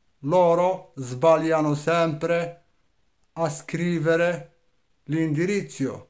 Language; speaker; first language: Italian; non-native, fluent; Arabic